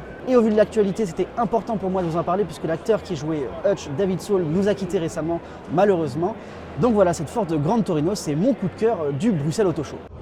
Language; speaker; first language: French; native; French